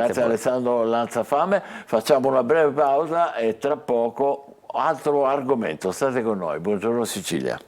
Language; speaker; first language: Italian; native; Italian